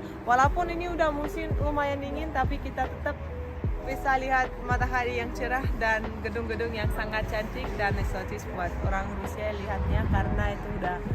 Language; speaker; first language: Indonesian; non-native, fluent; Russian